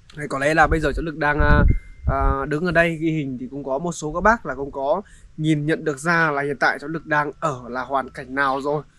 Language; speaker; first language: Vietnamese; native; Vietnamese